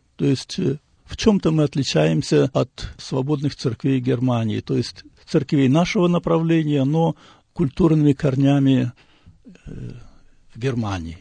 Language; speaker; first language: Russian; native; Russian